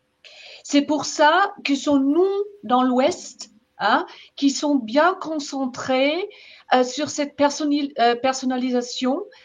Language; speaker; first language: French; non-native, fluent; German